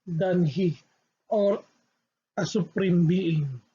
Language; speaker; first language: English; non-native, local second language; Filipino